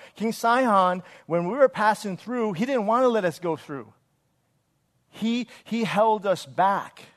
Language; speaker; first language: English; native; English